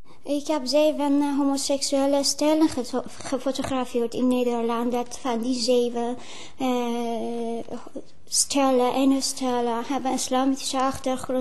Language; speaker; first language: Dutch; non-native, fluent; Persian